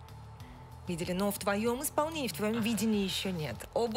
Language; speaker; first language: Russian; native; Russian